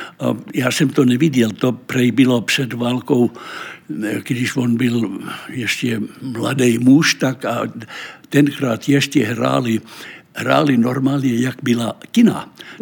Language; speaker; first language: Czech; non-native, fluent; Finnish